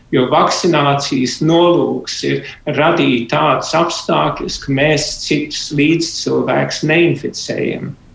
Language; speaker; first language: Latvian; early bilingual, heritage; Latvian